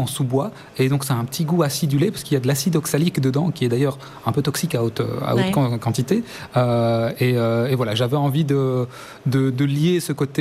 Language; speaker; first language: French; native; French